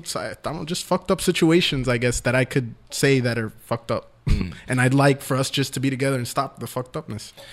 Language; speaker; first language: English; non-native, local second language; Spanish